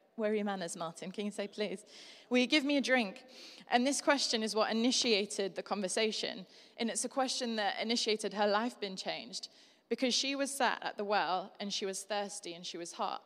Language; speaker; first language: English; native; English